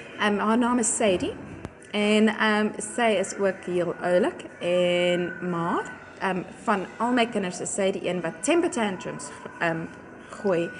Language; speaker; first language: Afrikaans; non-native, local second language; English